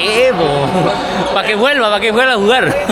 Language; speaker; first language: Spanish; non-native, fluent; Indonesian